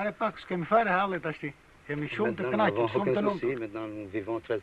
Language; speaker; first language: French; non-native, fluent; Albanian